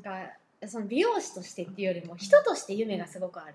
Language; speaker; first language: Japanese; native; Japanese